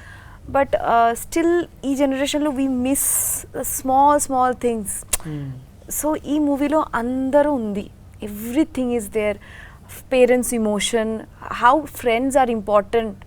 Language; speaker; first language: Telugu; non-native, learner; Bangla